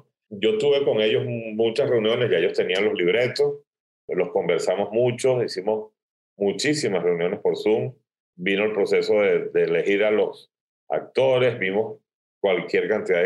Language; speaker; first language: Spanish; native; Spanish